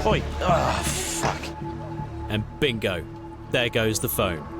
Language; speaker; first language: English; native; English